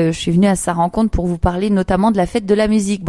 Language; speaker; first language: French; native; French